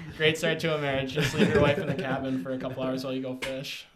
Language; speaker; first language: English; native; English